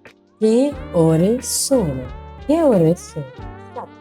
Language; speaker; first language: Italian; non-native, learner; Arabic